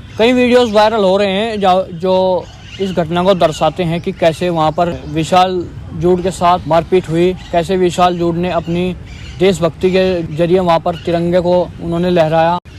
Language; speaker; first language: Hindi; native; Hindi